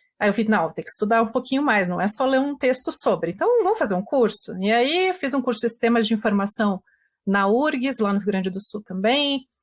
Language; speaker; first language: Portuguese; native; Portuguese